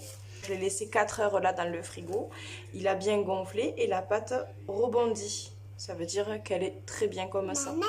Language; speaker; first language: French; native; French